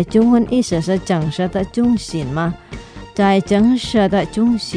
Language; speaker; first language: Chinese; non-native, fluent; Indonesian